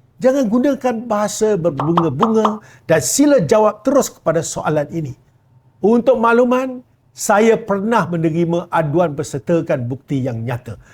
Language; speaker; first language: Malay; non-native, local second language; Chinese